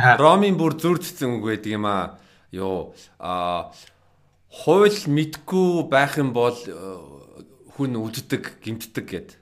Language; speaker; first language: Mongolian; early bilingual, heritage; Mongolian